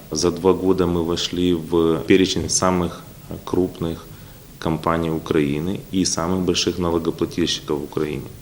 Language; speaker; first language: Russian; native; Russian